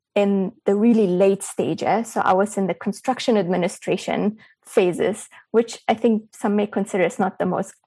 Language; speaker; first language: English; early bilingual, other home language; Bulgarian